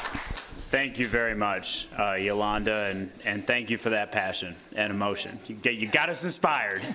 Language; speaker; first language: English; native; English